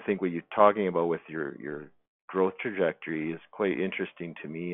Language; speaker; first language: English; native; English